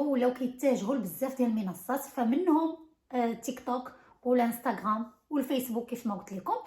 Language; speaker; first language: Arabic; native; Arabic